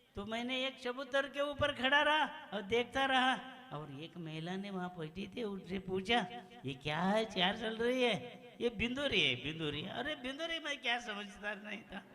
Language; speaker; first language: Hindi; non-native, local second language; Kannada